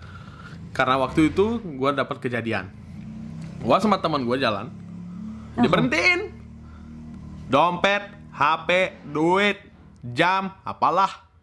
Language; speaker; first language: Indonesian; early bilingual, other home language; Russian